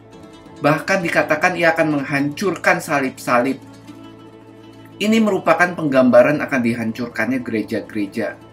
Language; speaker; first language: Indonesian; native; Indonesian